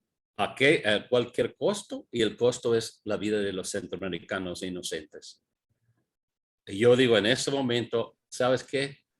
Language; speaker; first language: Spanish; non-native, fluent; English